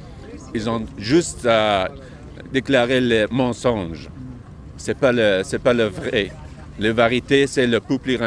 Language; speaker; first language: French; non-native, local second language; Persian